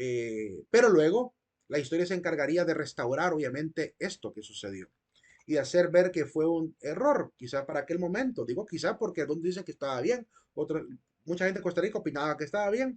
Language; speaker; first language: Spanish; native; Spanish